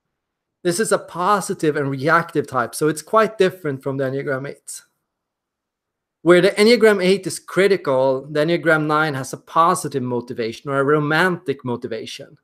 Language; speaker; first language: English; non-native, fluent; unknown